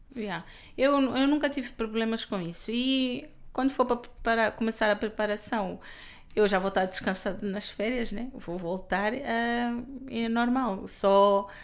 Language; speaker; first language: Portuguese; non-native, local second language; Kabuverdianu